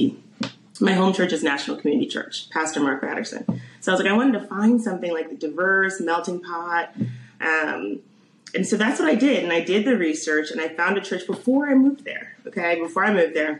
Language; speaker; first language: English; native; English